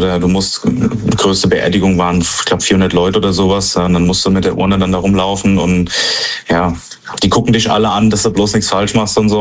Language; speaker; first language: German; native; German